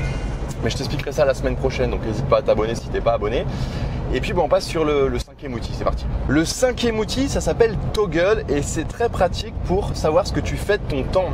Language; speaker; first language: French; native; French